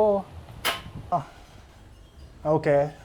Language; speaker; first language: English; non-native, learner; Japanese